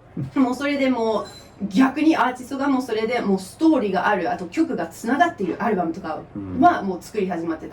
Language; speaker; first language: Japanese; non-native, fluent; English